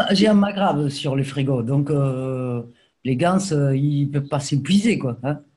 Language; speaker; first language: French; native; French